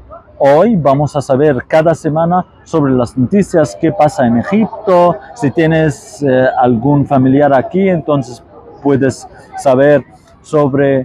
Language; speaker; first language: Spanish; non-native, fluent; Arabic